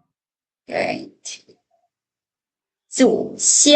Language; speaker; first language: Chinese; non-native, fluent; Lao